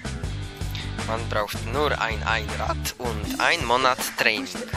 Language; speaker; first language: German; non-native, learner; Polish